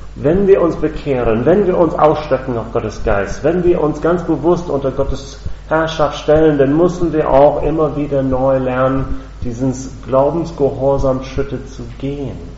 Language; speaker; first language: German; non-native, fluent; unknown